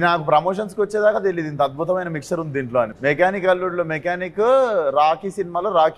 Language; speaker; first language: Telugu; native; Telugu